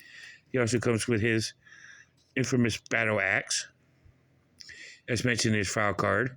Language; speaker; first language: English; native; English